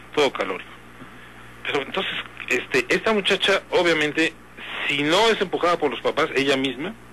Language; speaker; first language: Spanish; native; Spanish